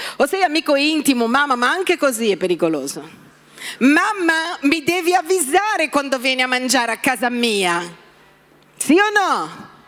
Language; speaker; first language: Italian; non-native, fluent; Portuguese